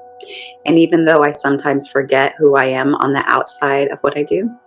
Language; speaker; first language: English; native; English